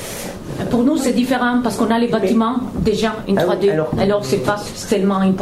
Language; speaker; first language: French; non-native, fluent; Italian